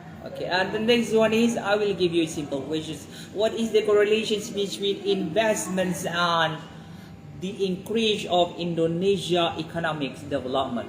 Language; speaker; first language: English; non-native, fluent; Indonesian